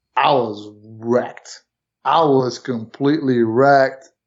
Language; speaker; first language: English; early bilingual, other home language; Romanian